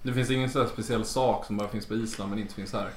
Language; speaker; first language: Swedish; native; Swedish